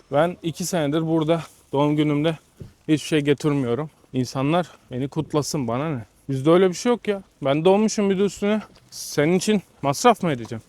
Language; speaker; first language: Turkish; native; Turkish